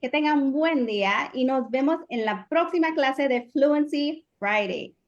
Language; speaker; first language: Spanish; early bilingual, other home language; English